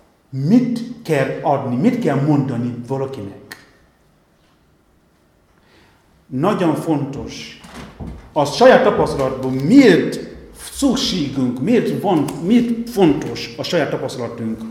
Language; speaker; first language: Hungarian; non-native, fluent; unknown